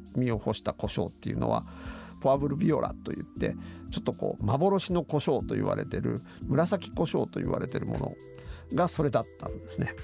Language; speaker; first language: Japanese; native; Japanese